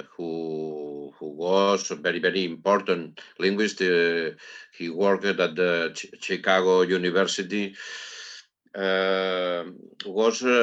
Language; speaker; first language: English; non-native, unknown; Catalan